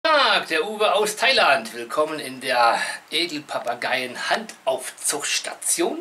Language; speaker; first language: German; native; German